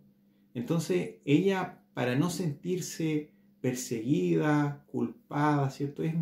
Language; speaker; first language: Spanish; native; Spanish